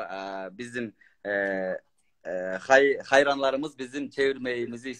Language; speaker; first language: Turkish; non-native, learner; Kyrgyz